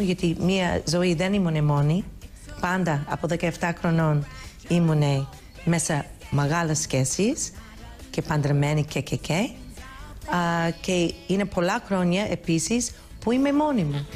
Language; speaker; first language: Greek; early bilingual, heritage; English